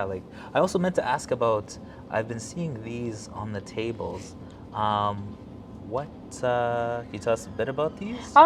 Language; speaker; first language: English; native; English